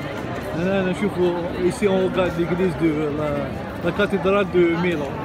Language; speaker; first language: French; non-native, local second language; Arabic